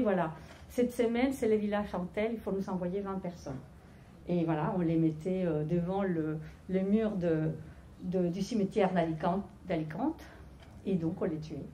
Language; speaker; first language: French; non-native, fluent; Spanish